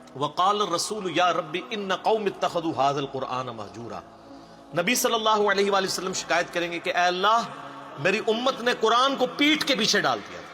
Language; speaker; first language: Urdu; native; Urdu